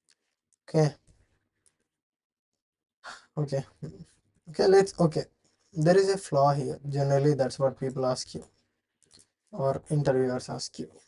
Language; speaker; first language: English; non-native, fluent; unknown